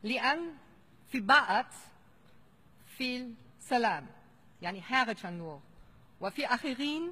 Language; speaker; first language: Arabic; non-native, fluent; German